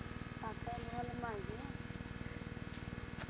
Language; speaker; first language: Spanish; native; Spanish